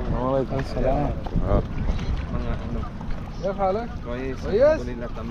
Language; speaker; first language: Arabic; non-native, learner; Filipino